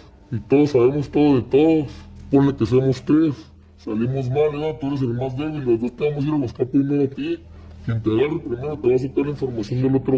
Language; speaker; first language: Spanish; native; Spanish